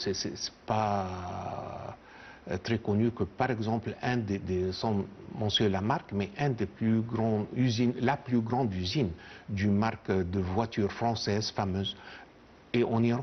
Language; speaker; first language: French; non-native, fluent; Arabic